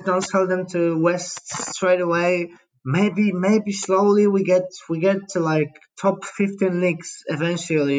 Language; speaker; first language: English; non-native, fluent; Polish